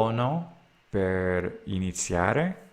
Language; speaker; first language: Italian; non-native, learner; English